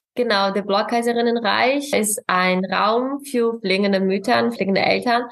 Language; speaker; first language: German; non-native, fluent; Portuguese